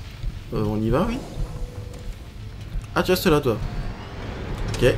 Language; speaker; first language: French; native; French